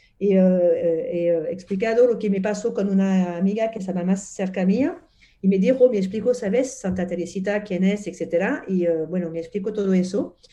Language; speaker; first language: Spanish; non-native, fluent; French